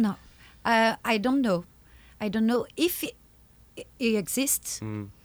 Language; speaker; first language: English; non-native, learner; French